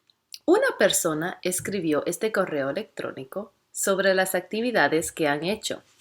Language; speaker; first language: Spanish; non-native, fluent; English